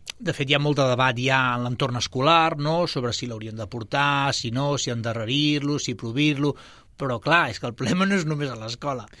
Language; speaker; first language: Catalan; native; Catalan